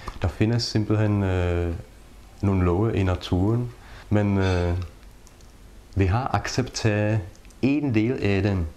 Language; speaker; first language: Danish; non-native, fluent; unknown